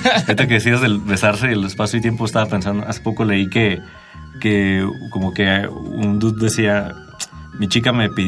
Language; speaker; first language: Spanish; native; Spanish